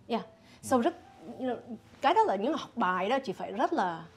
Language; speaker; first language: Vietnamese; early bilingual, heritage; Vietnamese